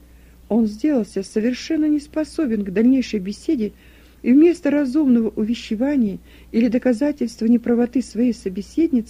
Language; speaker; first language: Russian; native; Russian